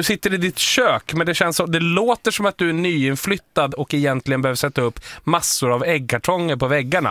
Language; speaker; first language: Swedish; native; Swedish